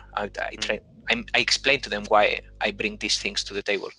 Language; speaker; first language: English; non-native, fluent; Spanish